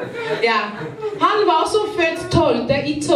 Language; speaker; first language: Norwegian; non-native, fluent; Lingala